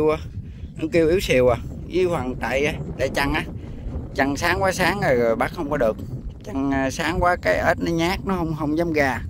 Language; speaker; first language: Vietnamese; native; Vietnamese